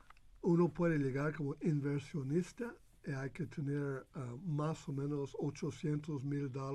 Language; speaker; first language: Spanish; non-native, fluent; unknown